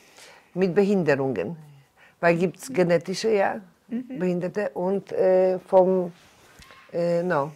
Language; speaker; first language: German; non-native, learner; Polish